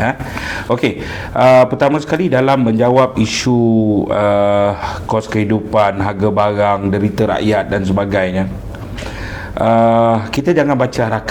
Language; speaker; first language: Malay; native; Malay